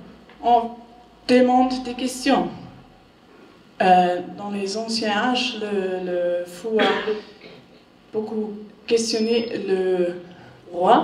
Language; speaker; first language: French; non-native, learner; German